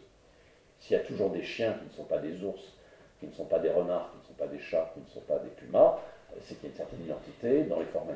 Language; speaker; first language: French; native; French